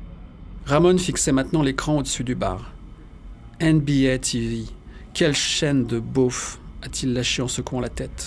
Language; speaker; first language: French; native; French